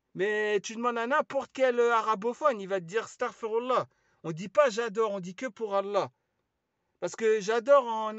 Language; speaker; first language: French; early bilingual, other home language; Lingala